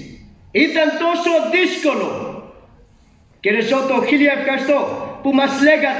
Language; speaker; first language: Greek; non-native, learner; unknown